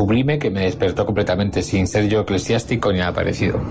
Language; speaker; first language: Spanish; native; Spanish